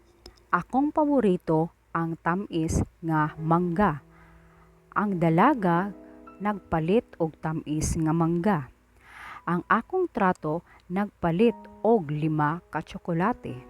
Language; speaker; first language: Cebuano; non-native, learner; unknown